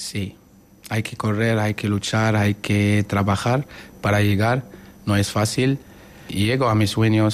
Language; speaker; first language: Spanish; non-native, learner; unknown